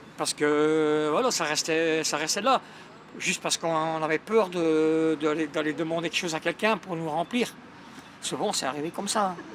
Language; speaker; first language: French; native; French